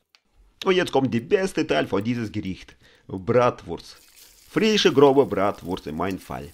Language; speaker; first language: German; non-native, fluent; Russian